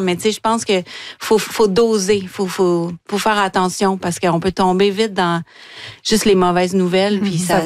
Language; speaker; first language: French; native; French